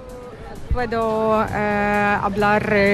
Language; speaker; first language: Spanish; non-native, learner; Ukrainian